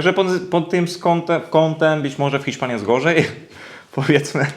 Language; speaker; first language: Polish; non-native, fluent; Spanish